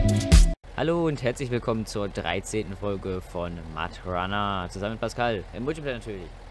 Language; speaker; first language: German; native; German